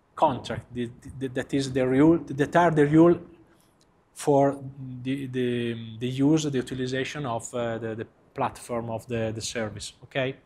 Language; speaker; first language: English; non-native, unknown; Italian